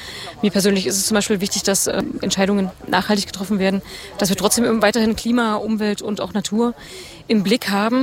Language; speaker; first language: German; native; German